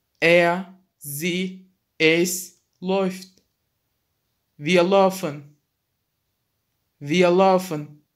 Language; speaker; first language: German; non-native, fluent; Turkish